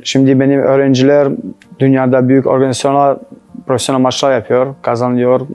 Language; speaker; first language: Turkish; non-native, learner; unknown